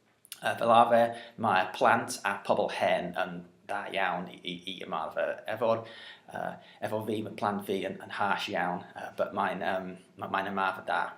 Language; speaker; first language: Welsh; non-native, learner; English